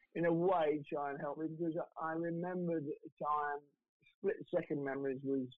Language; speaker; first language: English; native; English